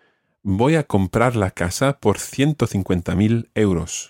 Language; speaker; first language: Spanish; non-native, fluent; English